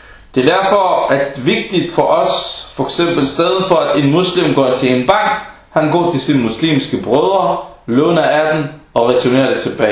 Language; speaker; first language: Danish; non-native, fluent; Arabic